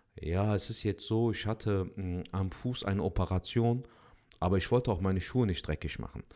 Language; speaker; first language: German; early bilingual, other home language; Turkish